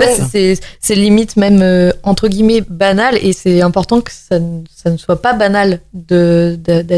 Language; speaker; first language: French; native; French